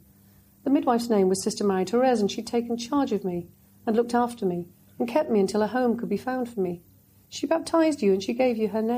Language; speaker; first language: English; native; English